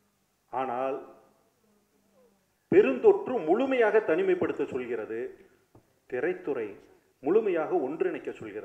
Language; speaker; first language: Tamil; native; Tamil